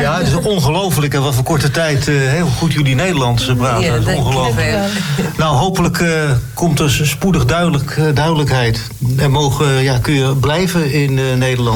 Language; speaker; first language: Dutch; native; Dutch